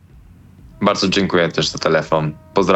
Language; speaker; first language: Polish; non-native, learner; Spanish